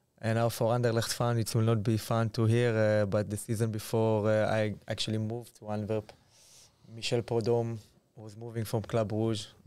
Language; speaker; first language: English; non-native, fluent; Hebrew